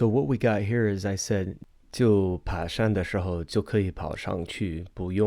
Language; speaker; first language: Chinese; non-native, fluent; English